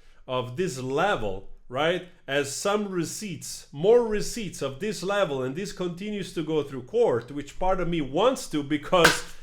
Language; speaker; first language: English; non-native, fluent; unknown